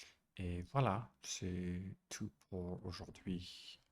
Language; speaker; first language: French; non-native, learner; English